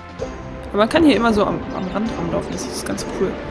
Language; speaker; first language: German; native; German